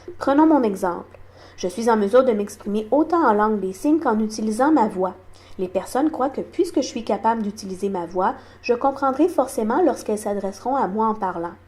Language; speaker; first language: French; non-native, local second language; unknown